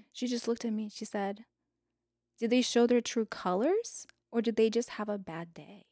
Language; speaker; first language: English; non-native, fluent; Russian